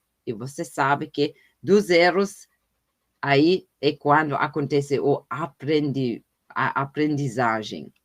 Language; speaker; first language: Portuguese; non-native, fluent; German